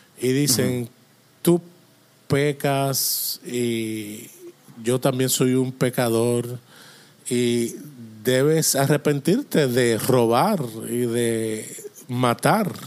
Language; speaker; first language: Spanish; non-native, fluent; English